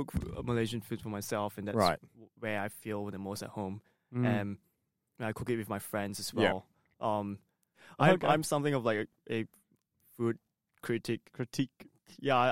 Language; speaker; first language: English; non-native, local second language; Cantonese